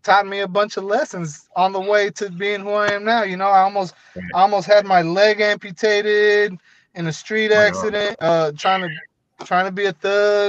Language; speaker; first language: English; native; English